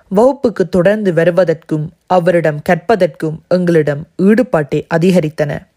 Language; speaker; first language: Tamil; early bilingual, heritage; Tamil